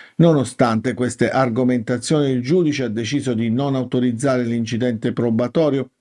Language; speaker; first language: Italian; native; Italian